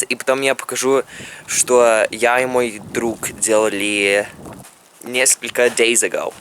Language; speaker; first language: Russian; early bilingual, heritage; Russian